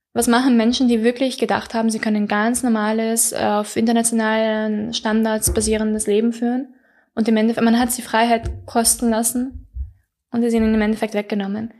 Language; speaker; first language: German; early bilingual, other home language; Persian